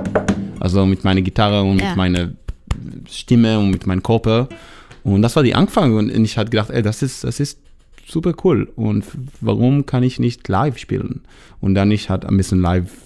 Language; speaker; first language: German; non-native, learner; Hebrew